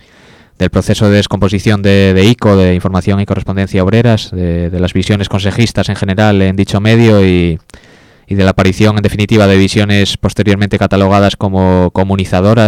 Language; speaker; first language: Spanish; native; Spanish